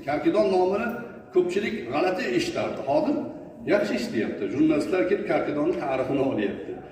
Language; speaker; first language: Uzbek; native; Uzbek